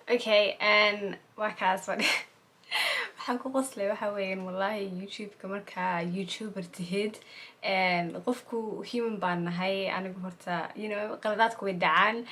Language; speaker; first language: Somali; early bilingual, heritage; Somali